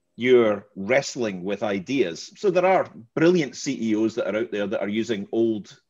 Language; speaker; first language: English; native; English